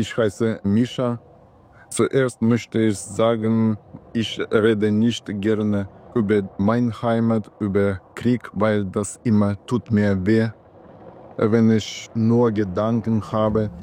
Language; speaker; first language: German; non-native, learner; Russian